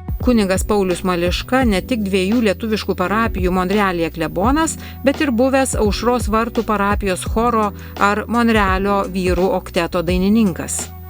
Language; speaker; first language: Lithuanian; native; Lithuanian